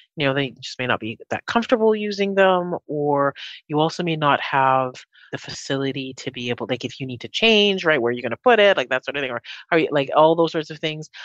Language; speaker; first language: English; native; English